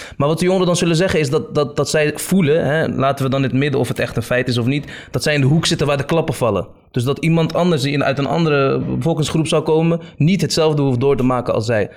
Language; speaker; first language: Dutch; early bilingual, other home language; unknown